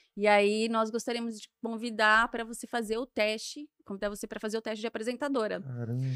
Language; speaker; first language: Portuguese; native; Portuguese